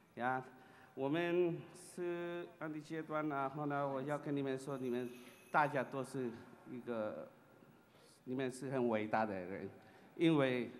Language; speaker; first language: Chinese; non-native, learner; Spanish